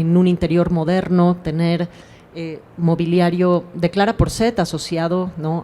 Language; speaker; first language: Spanish; native; Spanish